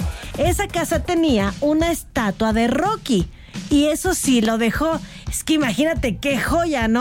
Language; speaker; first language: Spanish; native; Spanish